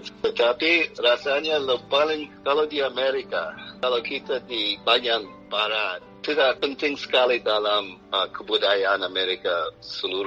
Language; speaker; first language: Indonesian; non-native, fluent; English